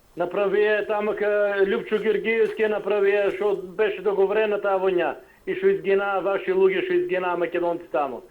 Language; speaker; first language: Macedonian; non-native, local second language; Albanian